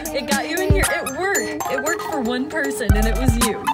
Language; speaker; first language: English; native; English